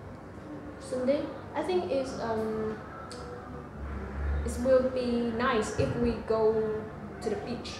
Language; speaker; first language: English; non-native, learner; Vietnamese